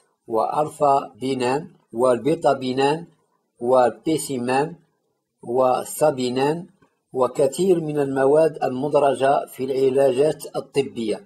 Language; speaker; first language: Arabic; native; Arabic